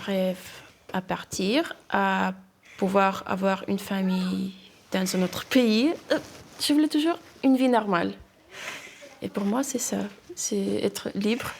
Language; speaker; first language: French; non-native, fluent; Russian